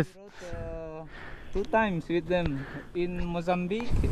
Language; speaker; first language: English; non-native, learner; Indonesian